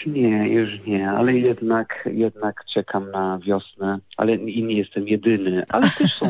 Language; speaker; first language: Polish; non-native, fluent; Portuguese